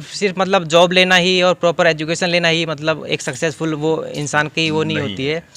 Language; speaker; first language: Hindi; native; Hindi